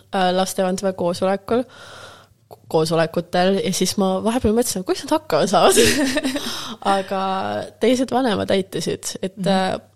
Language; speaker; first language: Estonian; non-native, local second language; Russian